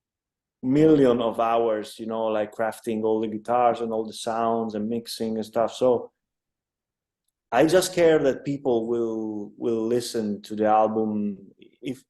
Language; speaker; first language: English; non-native, fluent; Italian